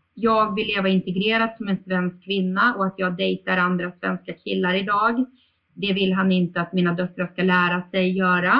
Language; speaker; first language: Swedish; early bilingual, other home language; Bosnian